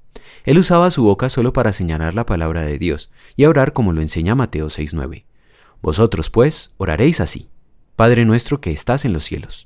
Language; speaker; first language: Spanish; native; Spanish